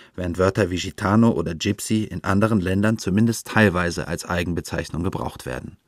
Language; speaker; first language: German; native; German